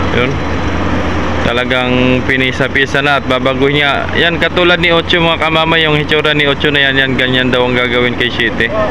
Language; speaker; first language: Filipino; non-native, local second language; Cebuano